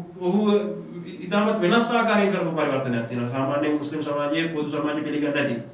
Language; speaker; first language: Sinhala; non-native, local second language; Tamil